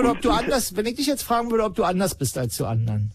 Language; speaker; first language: German; native; German